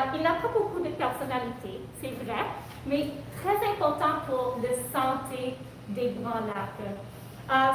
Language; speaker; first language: French; non-native, local second language; English